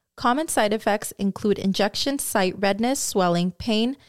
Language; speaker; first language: English; early bilingual, other home language; Spanish